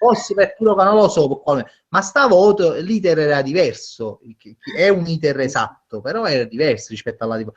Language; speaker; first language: Italian; native; Italian